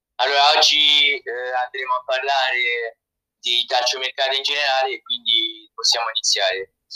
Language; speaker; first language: Italian; early bilingual, other home language; Romanian